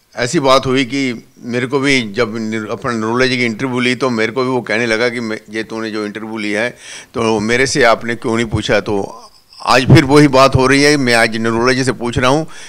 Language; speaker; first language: Hindi; non-native, local second language; Punjabi